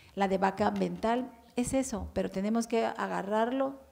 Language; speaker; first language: Spanish; native; Spanish